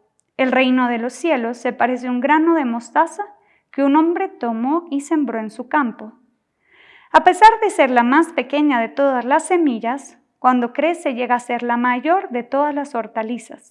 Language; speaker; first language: Spanish; native; Spanish